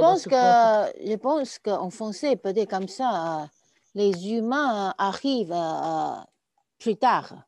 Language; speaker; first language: French; non-native, learner; Chinese